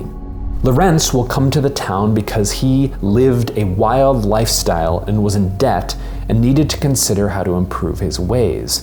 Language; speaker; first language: English; native; English